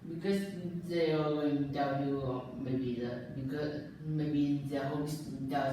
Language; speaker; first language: English; non-native, learner; Vietnamese